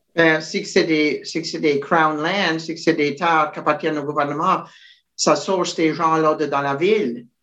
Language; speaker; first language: French; native; French